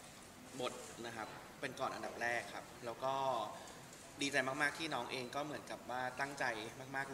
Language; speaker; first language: Thai; native; Thai